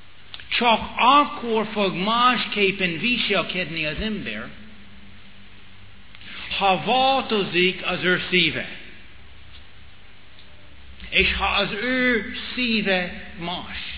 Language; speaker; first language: Hungarian; non-native, fluent; English